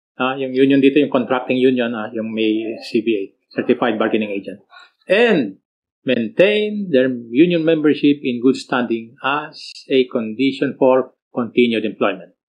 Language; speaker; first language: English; non-native, local second language; Filipino